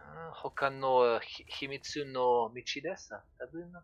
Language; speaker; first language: Japanese; non-native, learner; French